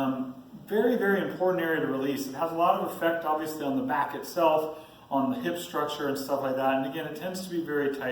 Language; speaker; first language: English; native; English